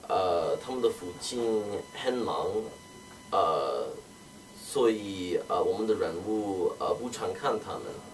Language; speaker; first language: Chinese; non-native, learner; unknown